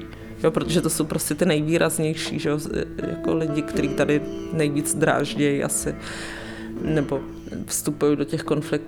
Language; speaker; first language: Czech; native; Czech